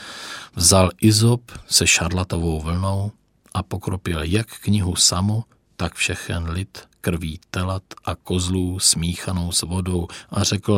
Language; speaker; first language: Czech; native; Czech